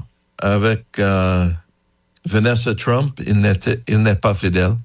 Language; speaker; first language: French; non-native, learner; English